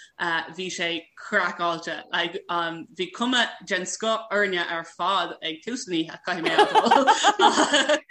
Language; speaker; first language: Irish; non-native, local second language; English